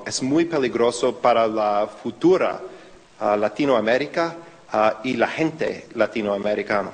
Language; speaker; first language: Spanish; non-native, fluent; English